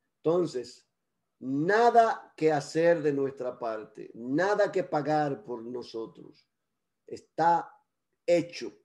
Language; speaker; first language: Spanish; early bilingual, heritage; Spanish